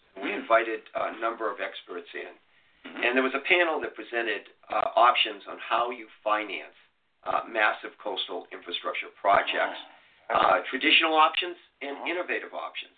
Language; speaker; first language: English; native; English